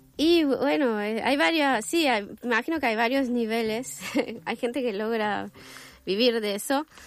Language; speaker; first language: Spanish; non-native, fluent; French